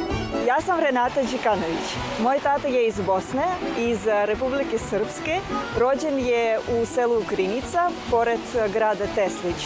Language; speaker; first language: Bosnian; early bilingual, heritage; Bosnian